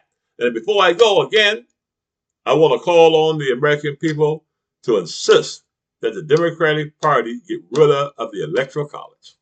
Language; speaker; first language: English; native; English